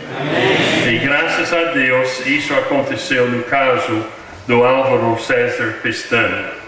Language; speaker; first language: Portuguese; non-native, fluent; English